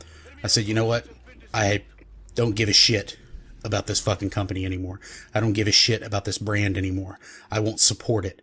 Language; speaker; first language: English; native; English